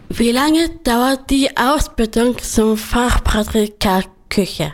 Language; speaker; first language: German; non-native, learner; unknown